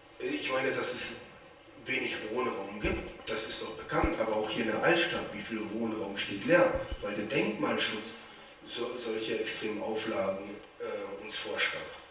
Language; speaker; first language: German; native; German